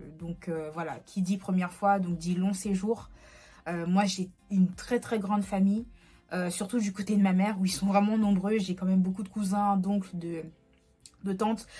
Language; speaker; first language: French; early bilingual, other home language; Lingala